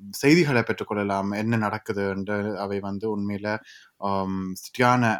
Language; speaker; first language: Tamil; early bilingual, heritage; Tamil